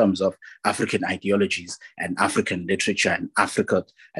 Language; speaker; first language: English; non-native, local second language; Zulu